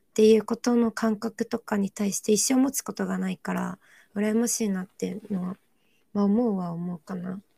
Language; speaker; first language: Japanese; early bilingual, other home language; Korean